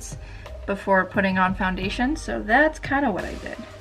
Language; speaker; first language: English; native; English